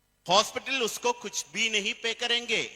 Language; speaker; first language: Hindi; non-native, fluent; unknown